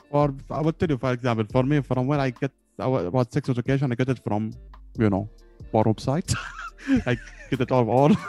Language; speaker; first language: English; non-native, learner; Arabic